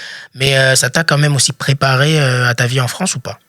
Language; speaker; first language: French; native; French